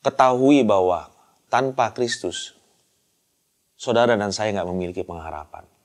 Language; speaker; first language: Indonesian; native; Indonesian